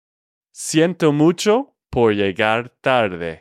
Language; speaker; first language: Spanish; non-native, fluent; English